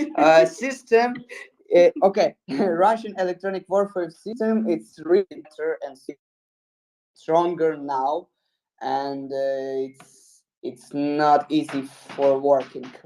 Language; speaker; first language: English; non-native, learner; Ukrainian